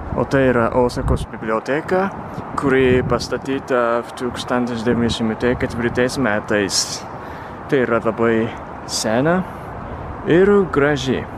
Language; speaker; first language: Lithuanian; non-native, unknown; Japanese